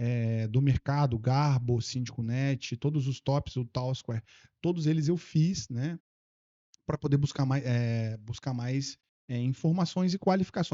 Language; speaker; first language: Portuguese; native; Portuguese